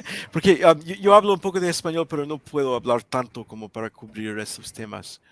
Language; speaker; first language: Spanish; non-native, learner; English